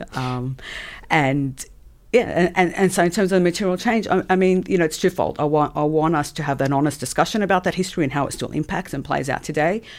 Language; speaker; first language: English; native; English